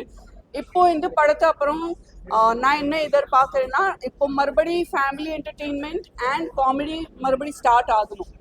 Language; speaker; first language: Tamil; non-native, fluent; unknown